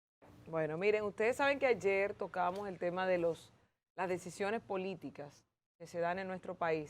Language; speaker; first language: Spanish; native; Spanish